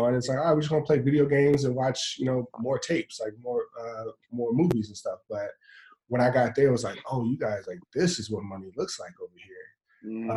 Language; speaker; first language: English; native; English